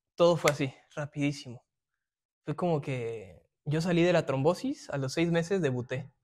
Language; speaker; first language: Spanish; native; Spanish